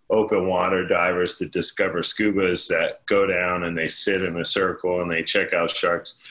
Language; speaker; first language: English; native; English